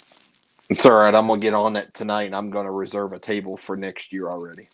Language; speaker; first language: English; native; English